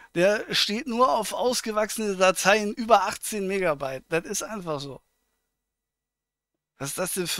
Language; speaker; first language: German; native; German